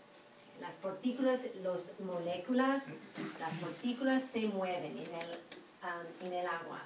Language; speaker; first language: Spanish; non-native, fluent; English